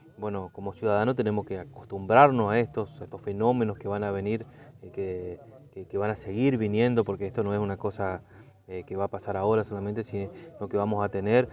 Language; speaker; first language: Spanish; native; Spanish